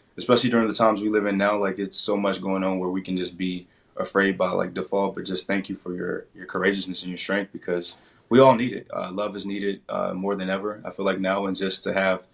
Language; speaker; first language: English; native; English